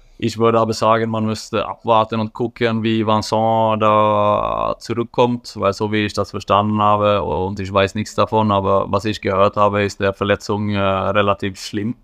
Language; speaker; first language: German; non-native, fluent; Swedish